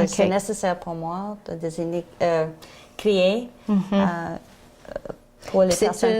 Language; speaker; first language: French; non-native, learner; English